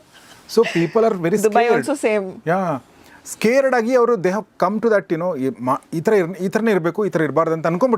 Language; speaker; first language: Kannada; native; Kannada